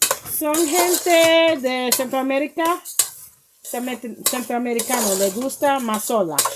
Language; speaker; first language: Spanish; non-native, learner; English